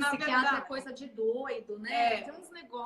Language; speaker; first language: Portuguese; native; Portuguese